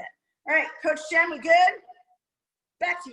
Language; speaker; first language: English; native; English